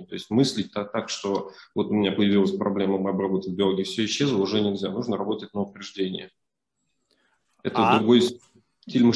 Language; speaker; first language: Russian; native; Russian